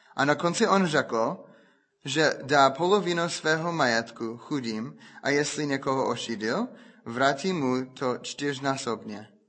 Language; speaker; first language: Czech; non-native, fluent; English